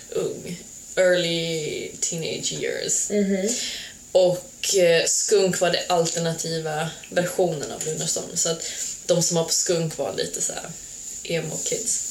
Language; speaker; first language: Swedish; early bilingual, other home language; Hungarian